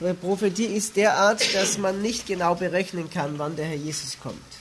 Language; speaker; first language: German; native; German